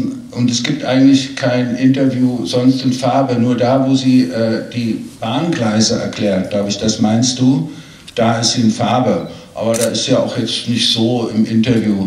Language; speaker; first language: German; native; German